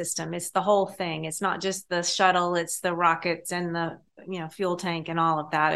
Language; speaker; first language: English; native; English